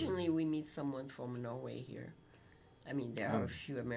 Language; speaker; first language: English; non-native, fluent; French